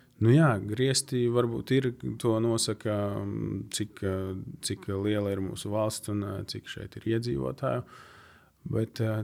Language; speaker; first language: Latvian; native; Latvian